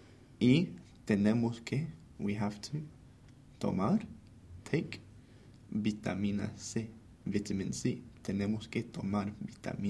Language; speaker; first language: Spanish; non-native, fluent; English